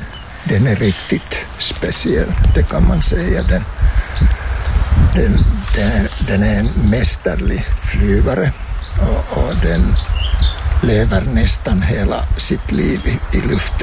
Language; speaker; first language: Swedish; non-native, local second language; Finnish